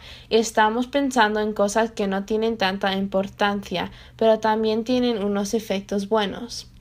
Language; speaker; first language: Spanish; non-native, learner; English